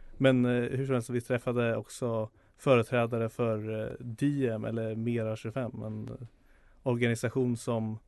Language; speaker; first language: Swedish; native; Swedish